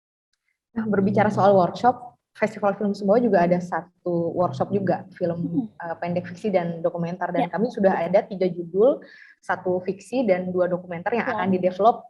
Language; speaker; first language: Indonesian; native; Indonesian